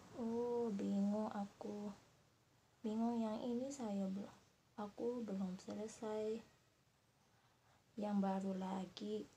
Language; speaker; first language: Indonesian; non-native, learner; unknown